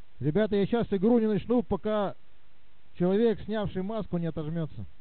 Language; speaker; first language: Russian; native; Russian